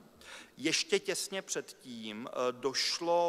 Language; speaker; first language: Czech; native; Czech